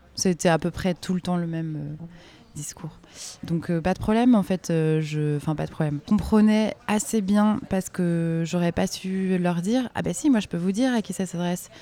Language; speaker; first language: French; native; French